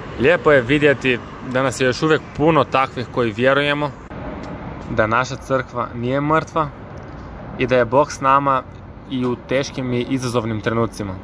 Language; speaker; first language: Croatian; early bilingual, heritage; Croatian